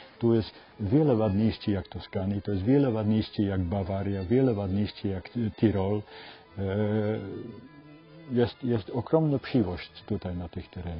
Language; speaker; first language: Polish; non-native, learner; Dutch